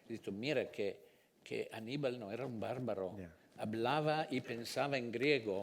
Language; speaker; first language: Spanish; non-native, fluent; Italian